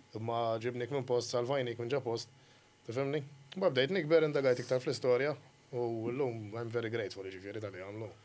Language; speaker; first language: Maltese; early bilingual, other home language; English